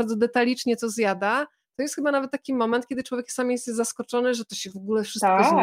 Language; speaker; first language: Polish; native; Polish